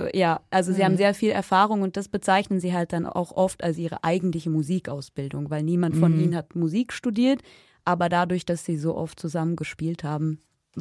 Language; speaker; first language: German; native; German